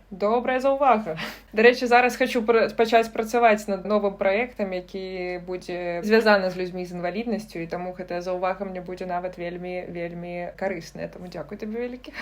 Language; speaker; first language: Belarusian; non-native, local second language; Russian